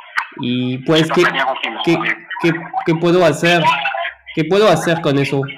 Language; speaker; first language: Spanish; non-native, learner; French